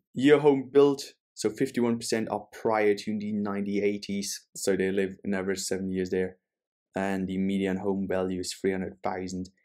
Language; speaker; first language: English; non-native, fluent; German